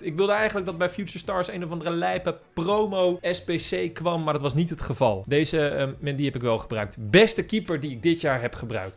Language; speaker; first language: Dutch; native; Dutch